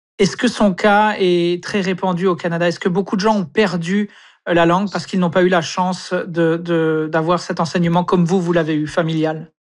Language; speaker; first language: French; native; French